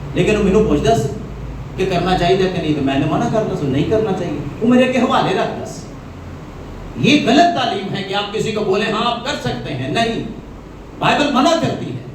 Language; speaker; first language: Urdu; non-native, local second language; Punjabi